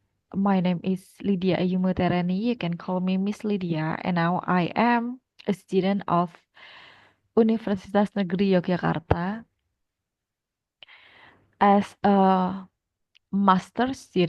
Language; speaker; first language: English; non-native, fluent; Indonesian